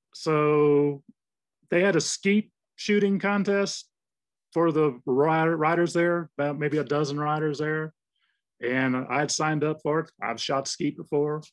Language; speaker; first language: English; native; English